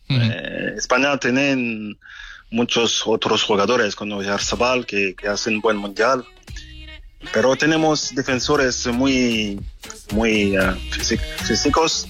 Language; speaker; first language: Spanish; non-native, fluent; French